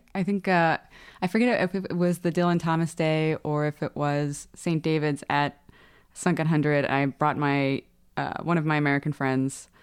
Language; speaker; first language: English; native; English